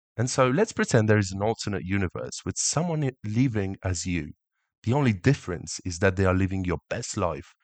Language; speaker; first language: English; early bilingual, other home language; Romanian